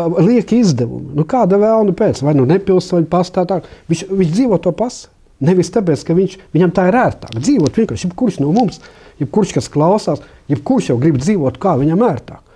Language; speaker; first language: Latvian; non-native, local second language; Russian